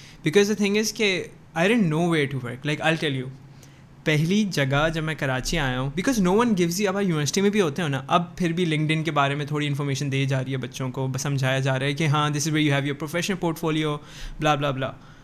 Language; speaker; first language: Urdu; early bilingual, heritage; Urdu